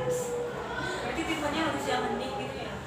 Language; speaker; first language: Indonesian; native; Indonesian